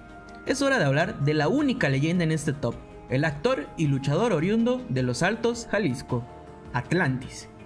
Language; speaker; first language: Spanish; native; Spanish